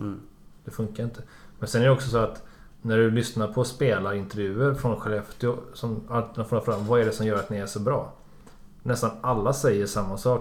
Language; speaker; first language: Swedish; native; Swedish